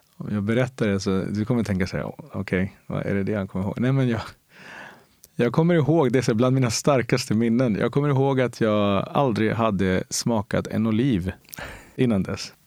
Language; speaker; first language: Swedish; early bilingual, other home language; Spanish